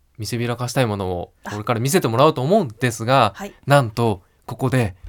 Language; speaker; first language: Japanese; native; Japanese